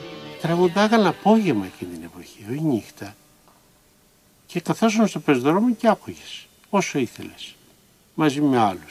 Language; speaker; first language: Greek; native; Greek